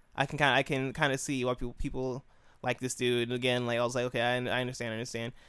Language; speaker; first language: English; native; English